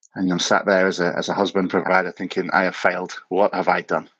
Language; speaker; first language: English; native; English